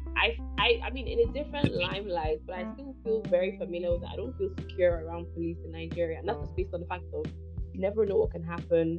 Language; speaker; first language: English; native; English